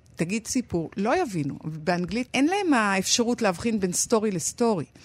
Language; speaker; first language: Hebrew; native; Hebrew